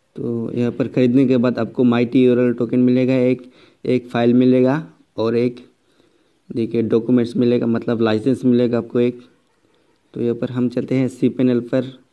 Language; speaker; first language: Hindi; non-native, local second language; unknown